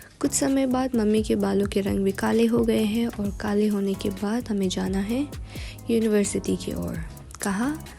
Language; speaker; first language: Hindi; non-native, local second language; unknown